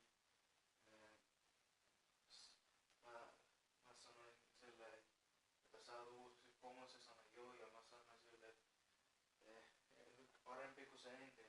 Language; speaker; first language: Finnish; non-native, fluent; Persian